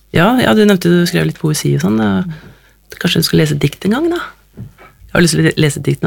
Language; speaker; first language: Norwegian; native; Norwegian